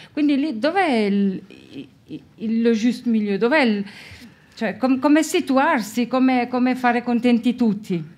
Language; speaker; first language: Italian; non-native, local second language; French